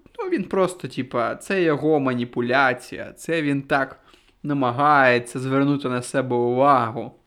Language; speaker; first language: Ukrainian; non-native, local second language; Russian